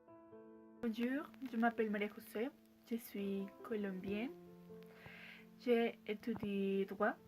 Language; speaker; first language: French; non-native, learner; Spanish